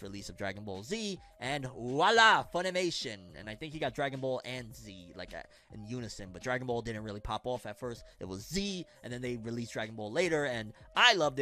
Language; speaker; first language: English; native; English